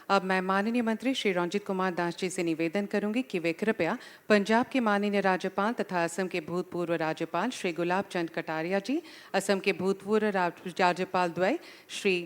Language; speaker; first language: Hindi; non-native, local second language; Assamese